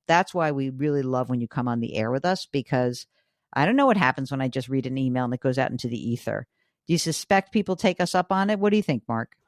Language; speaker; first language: English; native; English